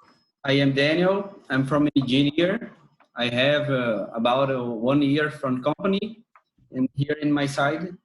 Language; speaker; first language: English; non-native, learner; Portuguese